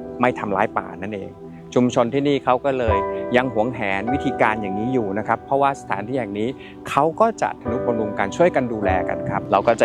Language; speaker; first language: Thai; native; Thai